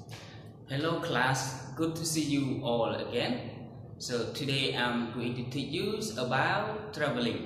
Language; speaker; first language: English; non-native, learner; Khmer